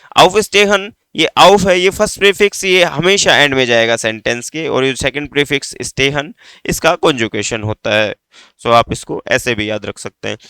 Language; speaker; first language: Hindi; native; Hindi